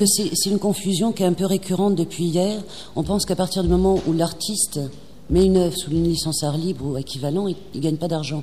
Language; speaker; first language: French; native; French